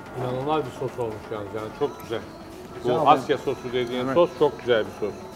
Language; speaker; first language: Turkish; native; Turkish